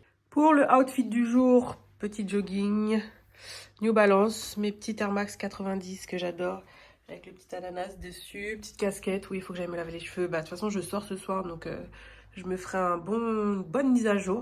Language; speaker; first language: French; native; French